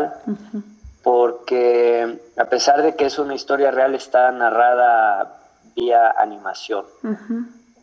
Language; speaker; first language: Spanish; native; Spanish